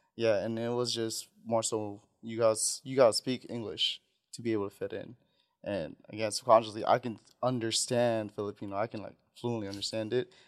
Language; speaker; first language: English; non-native, fluent; Filipino